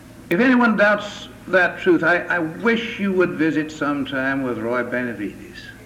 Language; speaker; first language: English; native; English